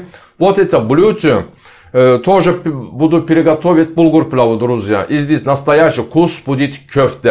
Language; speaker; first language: Russian; non-native, learner; Turkish